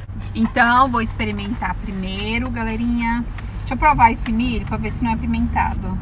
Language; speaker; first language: Portuguese; native; Portuguese